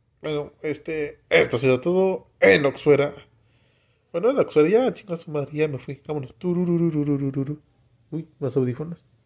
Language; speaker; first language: Spanish; native; Spanish